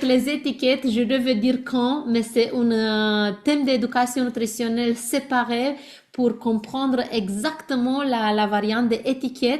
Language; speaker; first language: French; non-native, learner; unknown